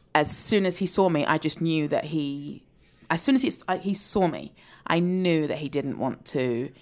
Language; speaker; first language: English; native; English